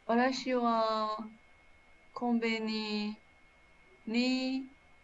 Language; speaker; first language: Japanese; non-native, learner; English